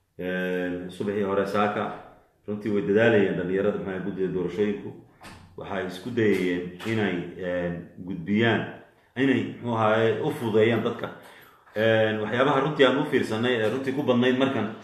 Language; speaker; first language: Somali; native; Somali